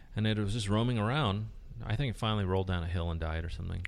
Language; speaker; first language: English; early bilingual, other home language; Spanish